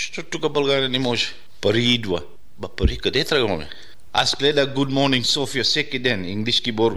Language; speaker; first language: Bulgarian; non-native, learner; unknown